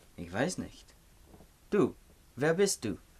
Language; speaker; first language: German; non-native, learner; English